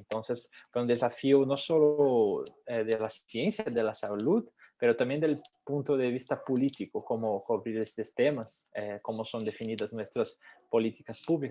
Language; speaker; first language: Spanish; non-native, fluent; Portuguese